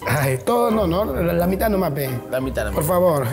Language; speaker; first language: Spanish; native; Spanish